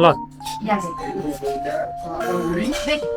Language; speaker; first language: English; non-native, fluent; Vietnamese